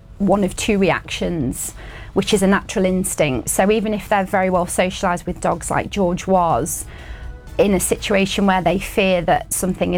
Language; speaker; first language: English; native; English